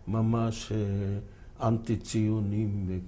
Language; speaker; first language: Hebrew; non-native, fluent; German